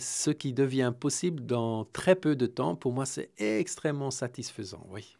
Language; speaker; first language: French; non-native, fluent; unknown